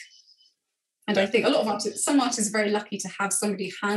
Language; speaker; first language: English; native; English